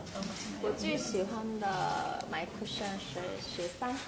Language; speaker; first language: Chinese; non-native, learner; Korean